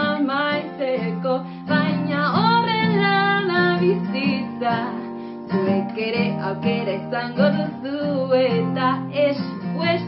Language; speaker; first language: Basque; non-native, local second language; Spanish